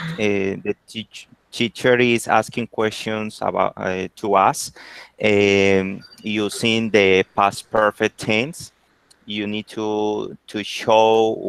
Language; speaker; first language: English; non-native, learner; Spanish